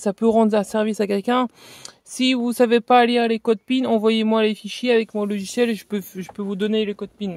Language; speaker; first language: French; native; French